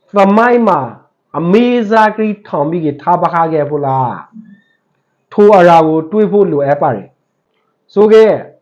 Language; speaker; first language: Burmese; native; Burmese